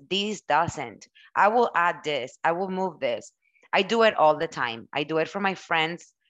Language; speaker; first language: English; non-native, fluent; Spanish